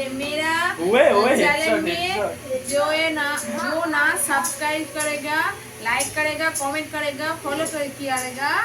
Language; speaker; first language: Hindi; non-native, local second language; Bangla